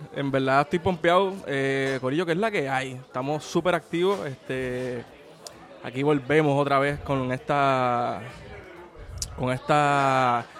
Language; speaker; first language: Spanish; native; Spanish